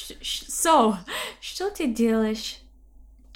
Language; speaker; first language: Russian; non-native, learner; English